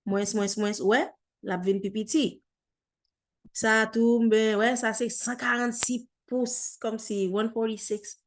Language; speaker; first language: French; non-native, learner; Haitian Creole